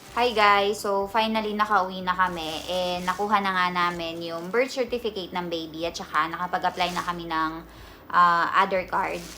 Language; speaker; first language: Filipino; native; Filipino